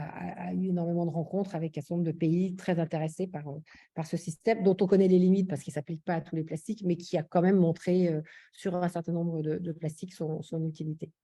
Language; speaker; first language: French; native; French